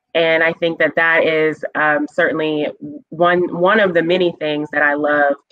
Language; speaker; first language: English; native; English